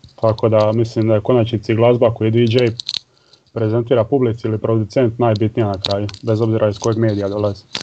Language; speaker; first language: Croatian; native; Croatian